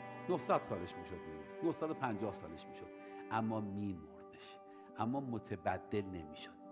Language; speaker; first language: Persian; native; Persian